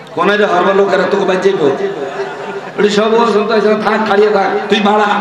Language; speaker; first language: Bangla; native; Bangla